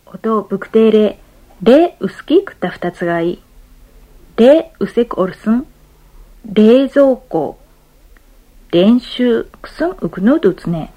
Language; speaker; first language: Mongolian; non-native, fluent; Japanese